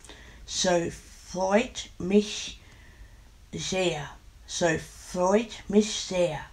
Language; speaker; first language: German; non-native, learner; English